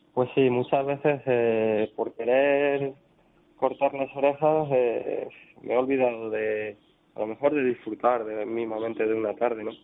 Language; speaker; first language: Spanish; native; Spanish